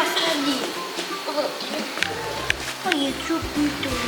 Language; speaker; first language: Turkish; early bilingual, other home language; Persian